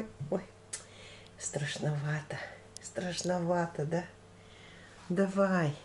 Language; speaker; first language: Russian; native; Russian